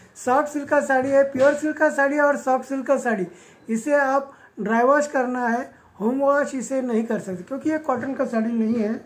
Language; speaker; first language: Hindi; non-native, local second language; Marathi